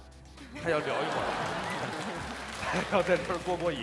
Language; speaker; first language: Chinese; native; Chinese